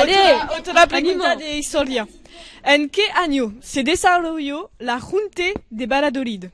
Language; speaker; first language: Spanish; non-native, learner; French